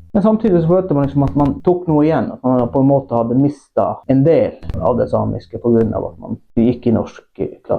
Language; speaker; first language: Norwegian; non-native, local second language; Northern Sami